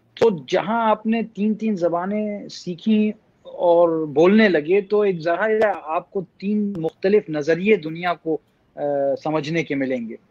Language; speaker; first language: Urdu; native; Urdu